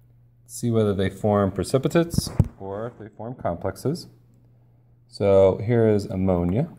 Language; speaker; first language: English; native; English